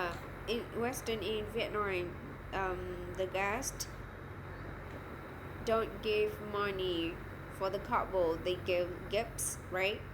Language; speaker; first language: English; non-native, fluent; Vietnamese